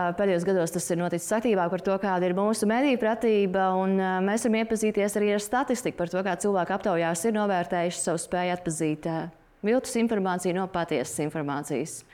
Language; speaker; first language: Latvian; native; Latvian